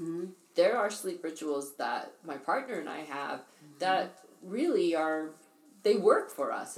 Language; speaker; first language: English; native; English